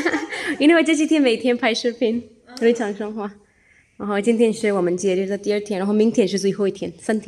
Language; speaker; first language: Chinese; non-native, learner; Urdu